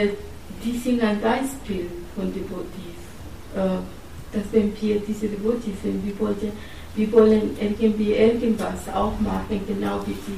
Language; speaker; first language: German; non-native, learner; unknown